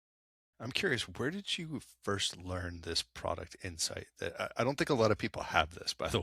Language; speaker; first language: English; native; English